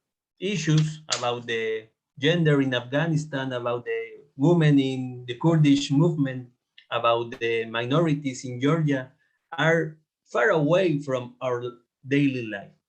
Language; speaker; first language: English; non-native, fluent; Spanish